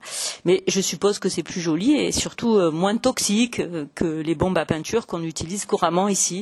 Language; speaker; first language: French; native; French